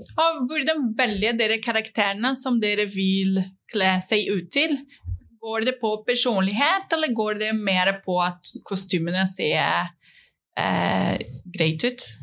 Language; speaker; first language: Norwegian; non-native, fluent; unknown